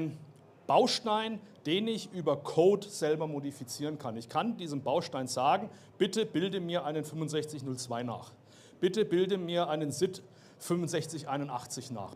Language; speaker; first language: German; native; German